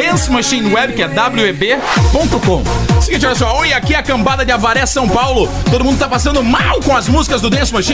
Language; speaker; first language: Portuguese; native; Portuguese